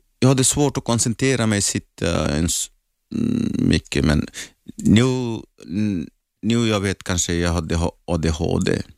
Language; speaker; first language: Swedish; non-native, learner; Arabic